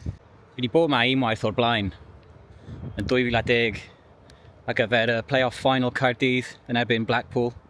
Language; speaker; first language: Welsh; native; Welsh